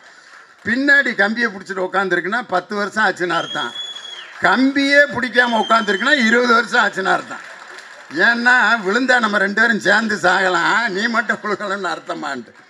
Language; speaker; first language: Tamil; native; Tamil